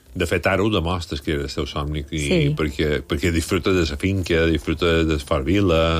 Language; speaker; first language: Catalan; native; Catalan